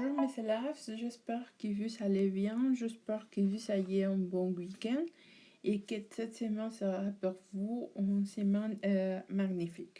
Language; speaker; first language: French; non-native, learner; Spanish